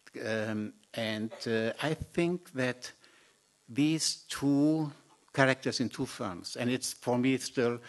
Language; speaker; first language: English; non-native, fluent; German